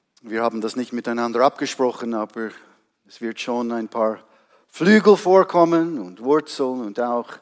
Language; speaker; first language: German; non-native, fluent; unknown